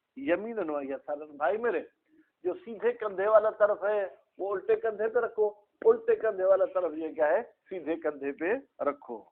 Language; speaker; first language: Urdu; non-native, local second language; Sindhi